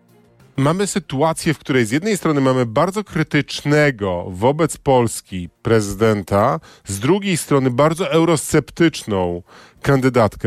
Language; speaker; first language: Polish; native; Polish